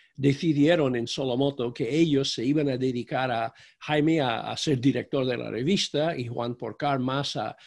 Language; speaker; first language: Spanish; non-native, fluent; English